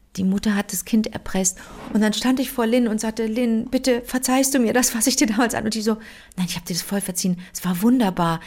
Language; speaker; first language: German; native; German